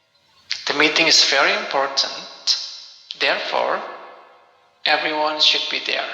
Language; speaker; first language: English; non-native, local second language; Indonesian